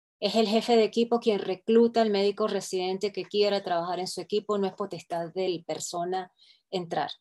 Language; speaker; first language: Spanish; native; Spanish